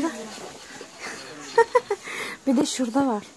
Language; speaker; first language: Turkish; native; Turkish